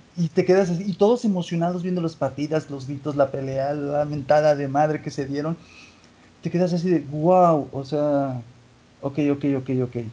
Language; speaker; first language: Spanish; native; Spanish